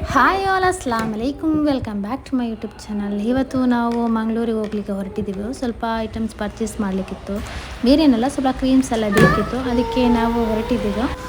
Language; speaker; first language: Kannada; non-native, local second language; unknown